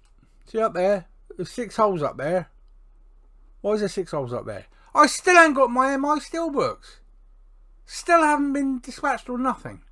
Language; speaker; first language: English; native; English